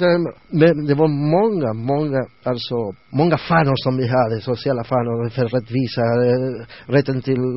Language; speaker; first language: Swedish; non-native, learner; Spanish